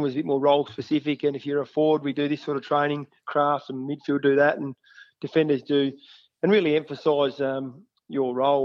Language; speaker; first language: English; native; English